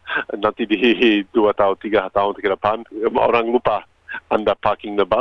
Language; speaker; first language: Indonesian; non-native, fluent; Croatian